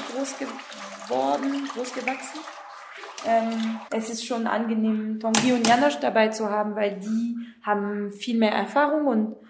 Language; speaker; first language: German; non-native, fluent; French